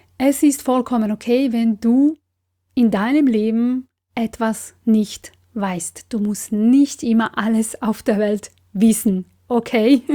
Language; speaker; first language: German; non-native, fluent; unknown